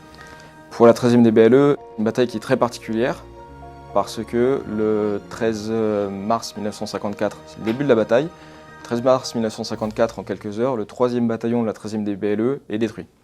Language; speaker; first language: French; native; French